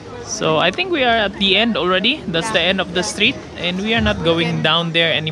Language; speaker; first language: English; non-native, local second language; Filipino